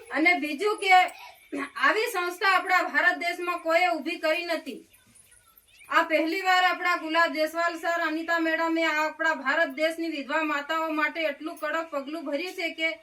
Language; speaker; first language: Gujarati; native; Gujarati